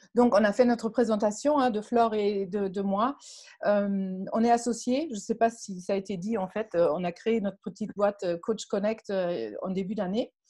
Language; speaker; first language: French; non-native, fluent; German